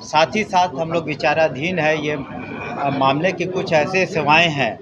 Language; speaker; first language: Hindi; native; Hindi